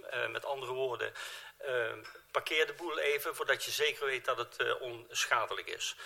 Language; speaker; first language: Dutch; native; Dutch